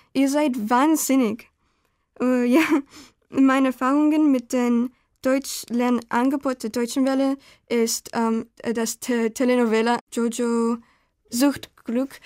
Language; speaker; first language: German; non-native, learner; Spanish